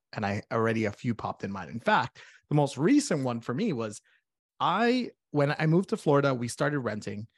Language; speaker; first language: English; native; English